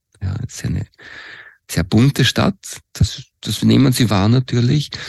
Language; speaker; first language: German; native; German